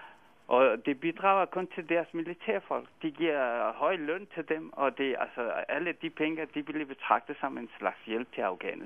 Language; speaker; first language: Danish; non-native, fluent; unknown